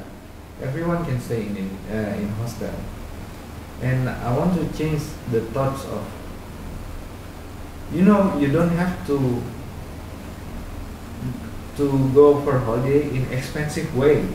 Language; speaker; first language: English; non-native, fluent; Indonesian